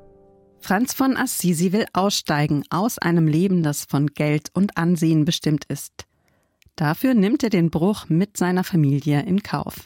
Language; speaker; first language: German; native; German